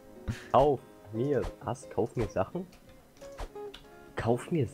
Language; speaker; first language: German; native; German